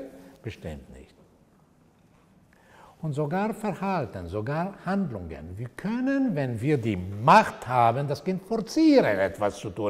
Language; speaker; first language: German; non-native, fluent; Portuguese